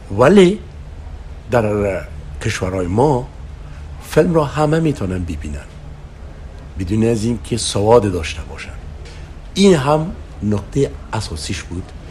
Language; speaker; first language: Persian; native; Persian